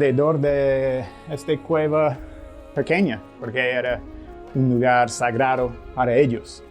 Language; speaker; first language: Spanish; non-native, fluent; English